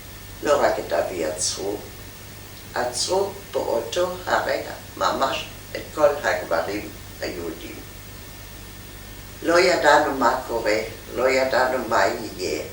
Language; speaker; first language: Hebrew; non-native, fluent; German